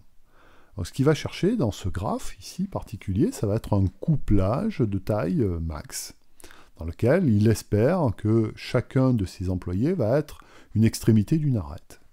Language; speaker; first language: French; native; French